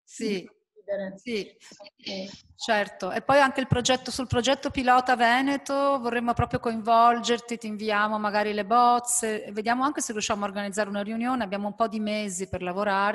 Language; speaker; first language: Italian; native; Italian